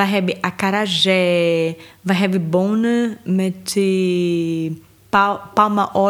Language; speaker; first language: Dutch; non-native, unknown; Portuguese